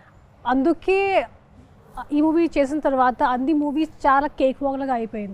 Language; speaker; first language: Telugu; non-native, fluent; Hindi